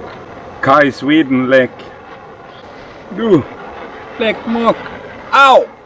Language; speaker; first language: Thai; non-native, learner; Swedish